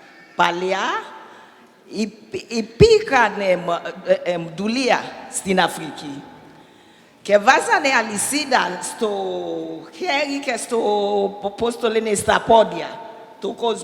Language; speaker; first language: Greek; non-native, learner; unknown